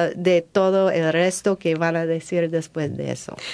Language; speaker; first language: Spanish; non-native, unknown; English